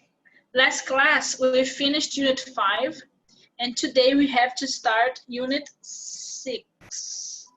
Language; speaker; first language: English; non-native, fluent; Portuguese